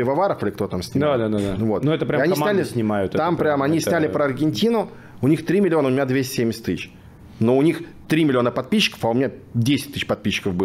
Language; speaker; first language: Russian; native; Russian